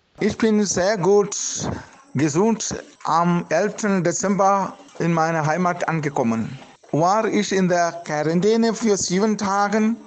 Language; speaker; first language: German; non-native, learner; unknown